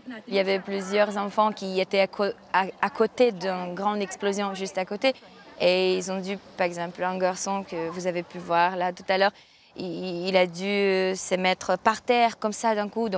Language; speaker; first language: French; non-native, fluent; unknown